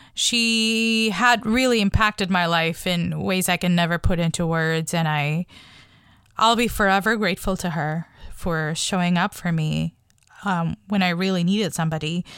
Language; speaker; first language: English; non-native, local second language; Bangla